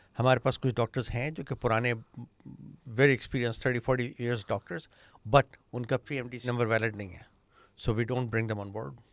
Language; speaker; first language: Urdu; native; Urdu